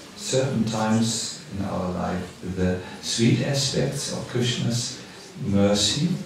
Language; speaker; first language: English; non-native, fluent; German